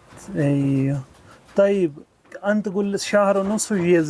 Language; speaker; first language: Arabic; non-native, learner; Urdu